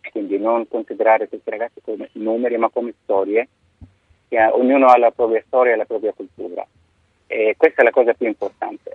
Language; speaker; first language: Italian; non-native, fluent; Arabic